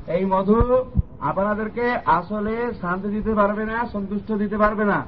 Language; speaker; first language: Bangla; non-native, fluent; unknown